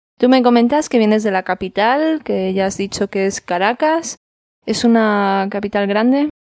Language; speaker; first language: Spanish; native; Spanish